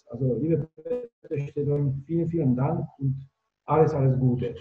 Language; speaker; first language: German; non-native, fluent; Czech